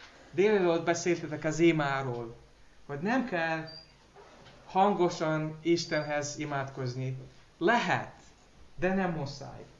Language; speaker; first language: Hungarian; non-native, learner; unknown